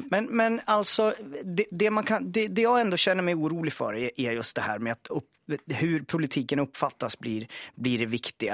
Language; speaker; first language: Swedish; native; Swedish